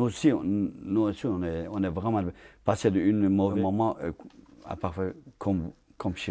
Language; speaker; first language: French; non-native, fluent; Turkish